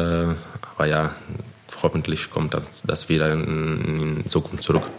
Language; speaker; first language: German; non-native, fluent; Croatian